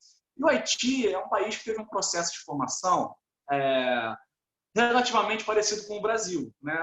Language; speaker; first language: Portuguese; native; Portuguese